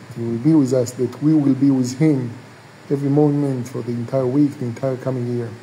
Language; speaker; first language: English; non-native, fluent; Hebrew